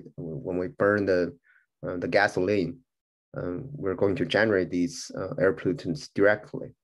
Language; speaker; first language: English; non-native, fluent; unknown